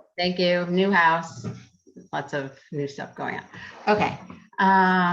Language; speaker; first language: English; native; English